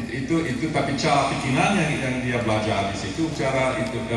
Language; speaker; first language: Indonesian; non-native, fluent; English